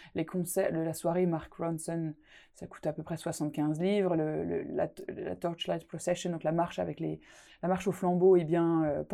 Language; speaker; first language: French; native; French